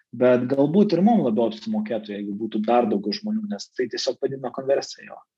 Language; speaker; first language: Lithuanian; native; Lithuanian